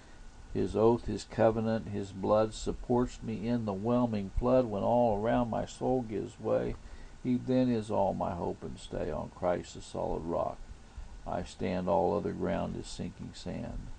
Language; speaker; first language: English; native; English